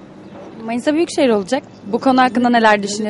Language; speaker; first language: Turkish; native; Turkish